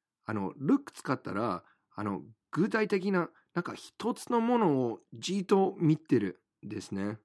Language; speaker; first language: Japanese; non-native, fluent; English